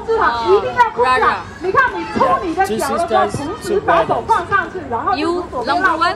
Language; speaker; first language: Chinese; native; Chinese